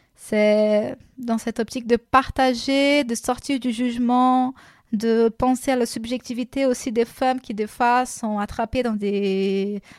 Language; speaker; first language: French; non-native, fluent; Portuguese